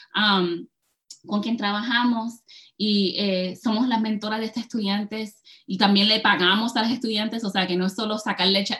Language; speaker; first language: Spanish; early bilingual, heritage; Spanish